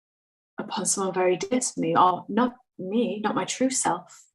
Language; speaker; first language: English; native; English